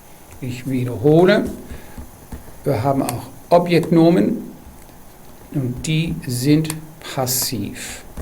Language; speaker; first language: German; non-native, fluent; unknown